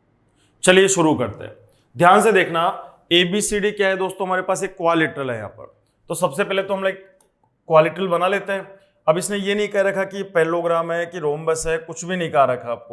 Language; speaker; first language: Hindi; native; Hindi